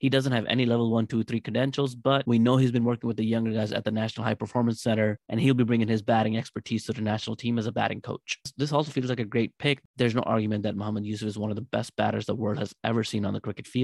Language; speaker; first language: English; non-native, local second language; Urdu